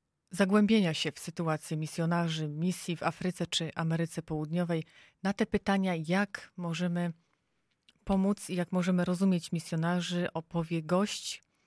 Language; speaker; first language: Polish; native; Polish